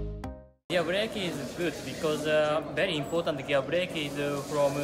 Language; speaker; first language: English; non-native, learner; Japanese